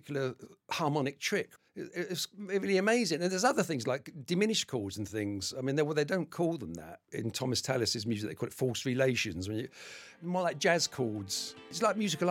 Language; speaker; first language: English; native; English